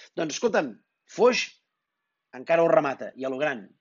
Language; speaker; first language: Spanish; non-native, local second language; Catalan